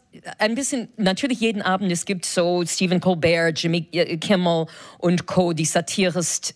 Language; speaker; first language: German; non-native, fluent; English